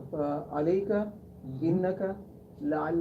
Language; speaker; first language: Arabic; non-native, learner; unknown